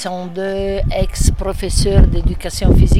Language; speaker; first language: French; non-native, learner; Italian